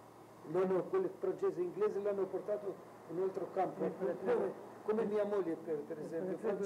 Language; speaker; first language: Italian; non-native, local second language; Arabic